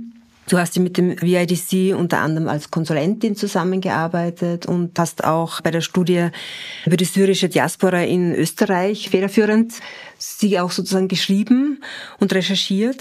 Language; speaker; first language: German; native; German